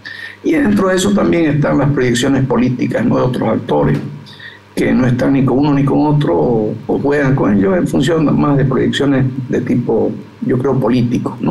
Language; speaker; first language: Spanish; native; Spanish